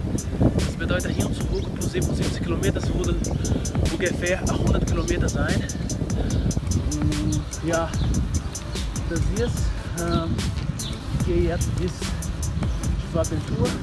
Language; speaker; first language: German; non-native, learner; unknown